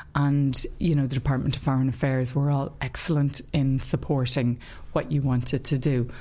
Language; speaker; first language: English; native; English